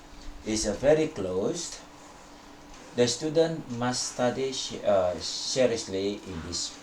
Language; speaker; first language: English; non-native, fluent; Indonesian